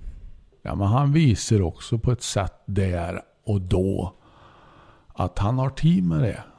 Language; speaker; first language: Swedish; native; Swedish